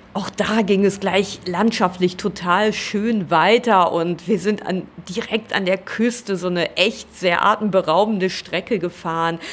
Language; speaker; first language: German; native; German